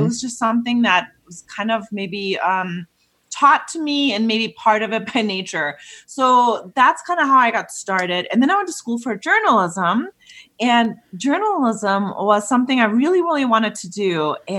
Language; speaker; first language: English; non-native, fluent; German